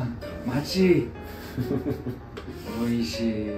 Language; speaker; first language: Japanese; non-native, learner; Korean